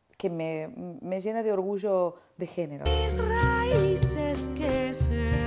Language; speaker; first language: Spanish; native; Spanish